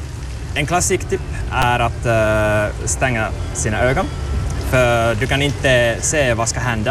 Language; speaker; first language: Swedish; non-native, local second language; Finnish